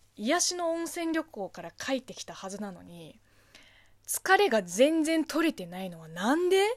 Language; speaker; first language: Japanese; non-native, fluent; Chinese